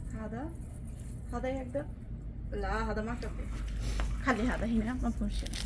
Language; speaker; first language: Arabic; non-native, learner; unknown